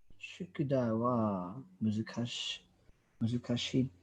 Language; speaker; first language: Japanese; non-native, learner; English